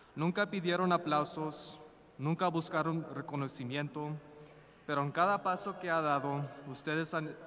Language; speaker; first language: Spanish; early bilingual, other home language; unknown